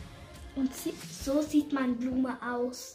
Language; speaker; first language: German; early bilingual, other home language; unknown